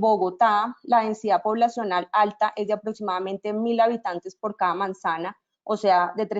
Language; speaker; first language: Spanish; native; Spanish